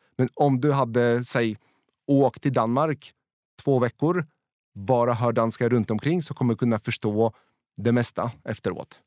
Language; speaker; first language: Swedish; non-native, fluent; Polish